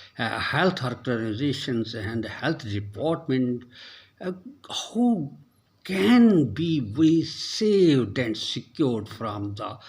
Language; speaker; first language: English; non-native, local second language; Urdu